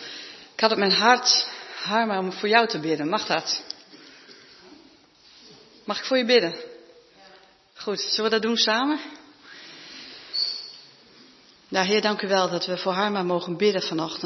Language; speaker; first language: Dutch; native; Dutch